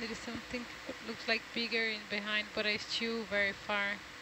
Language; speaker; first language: English; non-native, fluent; Portuguese